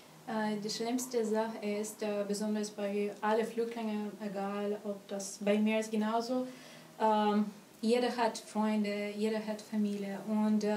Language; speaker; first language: German; non-native, learner; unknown